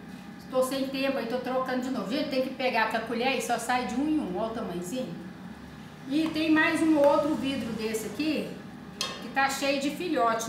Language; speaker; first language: Portuguese; native; Portuguese